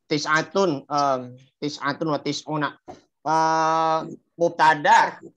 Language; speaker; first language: Arabic; non-native, learner; Indonesian